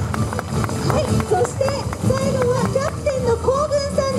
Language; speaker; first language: Japanese; native; Japanese